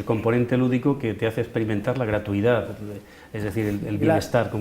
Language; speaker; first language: Spanish; native; Spanish